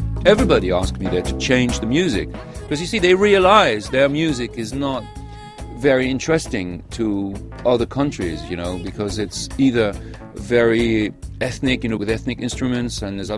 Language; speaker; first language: English; non-native, fluent; French